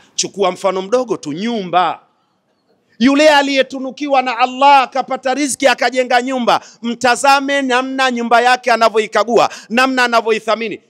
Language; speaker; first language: Swahili; native; Swahili